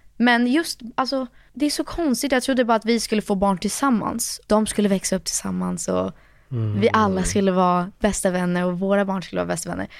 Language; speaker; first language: Swedish; native; Swedish